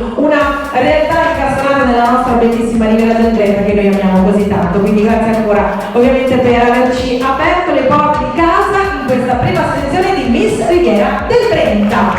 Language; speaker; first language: Italian; native; Italian